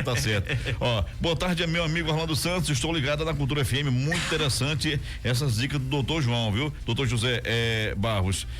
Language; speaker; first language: Portuguese; native; Portuguese